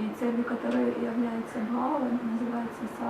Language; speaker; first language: Russian; native; Russian